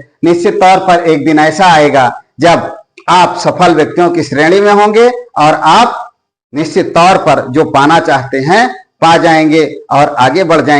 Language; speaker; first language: Hindi; native; Hindi